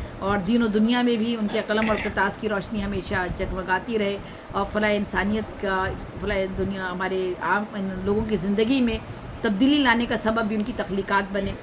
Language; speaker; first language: Urdu; native; Urdu